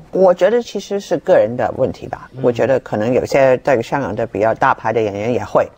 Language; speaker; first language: Chinese; non-native, fluent; Cantonese